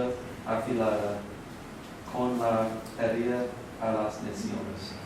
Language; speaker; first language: Spanish; non-native, learner; English